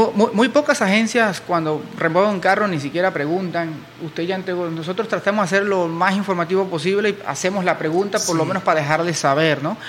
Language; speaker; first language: Spanish; native; Spanish